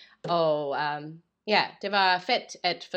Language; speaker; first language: Danish; non-native, learner; English